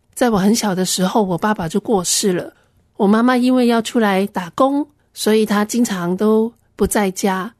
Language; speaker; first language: Chinese; non-native, local second language; Cantonese